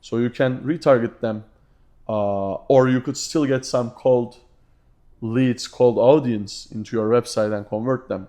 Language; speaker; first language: English; non-native, fluent; Turkish